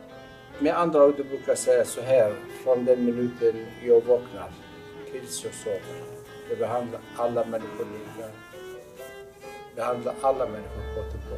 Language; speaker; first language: Swedish; non-native, fluent; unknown